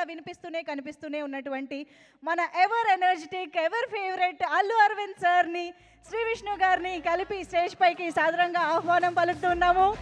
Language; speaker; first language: Telugu; native; Telugu